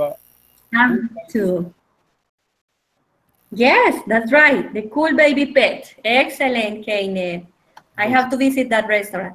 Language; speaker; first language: English; non-native, fluent; Spanish